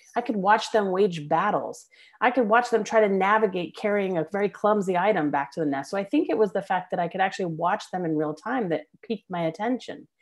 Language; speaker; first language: English; native; English